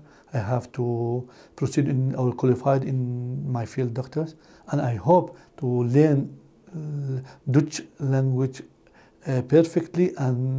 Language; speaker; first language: English; non-native, learner; Arabic